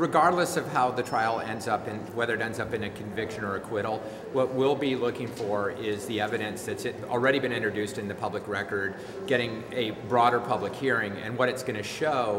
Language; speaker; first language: English; native; English